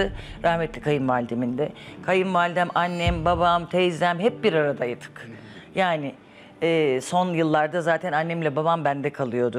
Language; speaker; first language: Turkish; native; Turkish